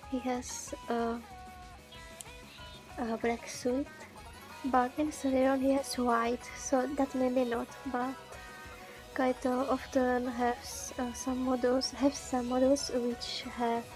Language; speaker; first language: English; non-native, learner; Czech